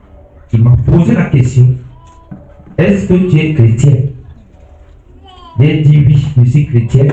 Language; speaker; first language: French; non-native, local second language; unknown